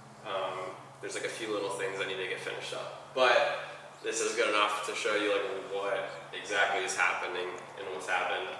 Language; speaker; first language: English; native; English